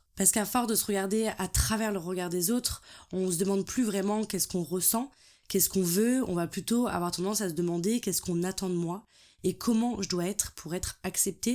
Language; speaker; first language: French; native; French